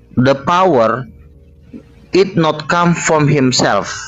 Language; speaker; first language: English; non-native, learner; Indonesian